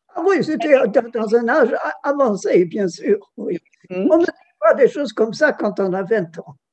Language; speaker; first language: French; non-native, fluent; German